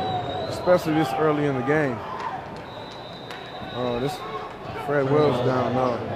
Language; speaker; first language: English; native; English